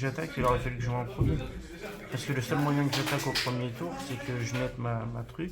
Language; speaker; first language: French; native; French